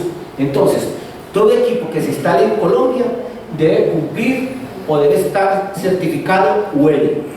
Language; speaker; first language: Spanish; native; Spanish